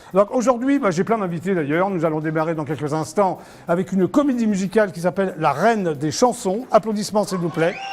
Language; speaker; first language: French; native; French